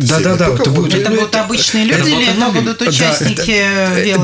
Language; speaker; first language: Russian; native; Russian